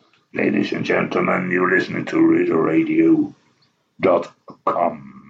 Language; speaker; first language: English; non-native, fluent; Dutch